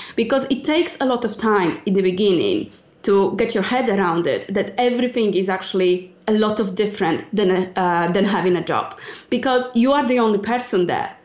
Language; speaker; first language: English; non-native, fluent; Polish